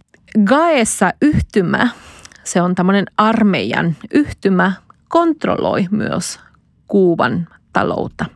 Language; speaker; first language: Finnish; non-native, fluent; Spanish